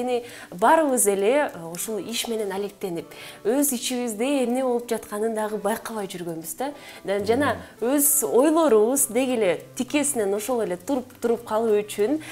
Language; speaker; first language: Kyrgyz; native; Kyrgyz